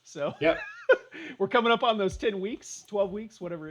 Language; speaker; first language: English; native; English